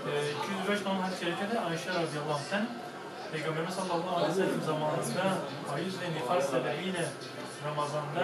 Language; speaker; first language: Turkish; native; Turkish